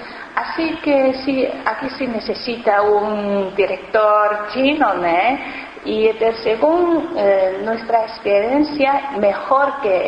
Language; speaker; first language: Spanish; non-native, fluent; Chinese